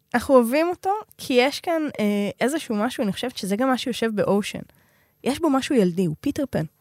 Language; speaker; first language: Hebrew; native; Hebrew